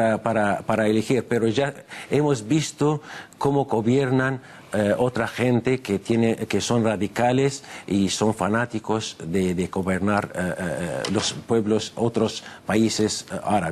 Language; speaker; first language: Spanish; non-native, fluent; Arabic